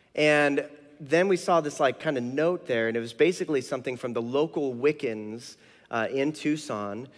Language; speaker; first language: English; native; English